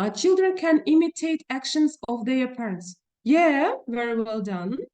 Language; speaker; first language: English; non-native, fluent; Russian